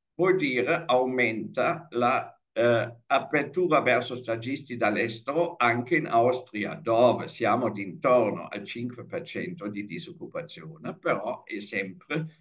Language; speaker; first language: Italian; non-native, fluent; German